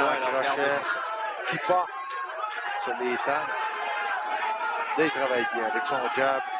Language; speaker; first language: French; native; French